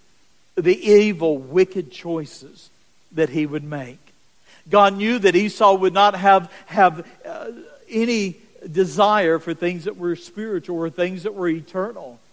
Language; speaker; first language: English; native; English